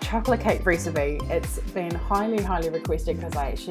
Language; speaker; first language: English; native; English